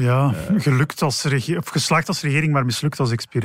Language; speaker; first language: Dutch; native; Dutch